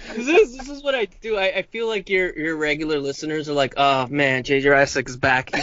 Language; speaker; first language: English; non-native, fluent; Spanish